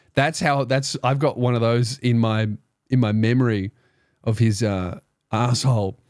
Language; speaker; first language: English; native; English